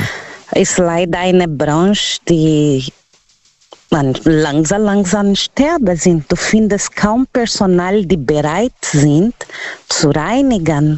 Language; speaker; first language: German; non-native, learner; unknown